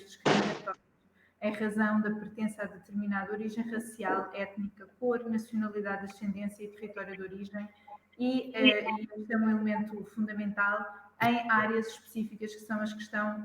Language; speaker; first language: Portuguese; native; Portuguese